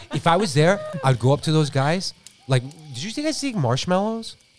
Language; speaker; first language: English; native; English